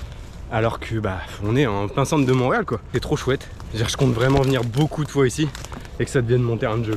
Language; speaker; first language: French; native; French